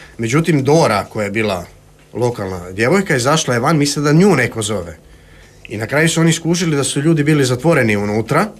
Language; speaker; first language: Croatian; native; Croatian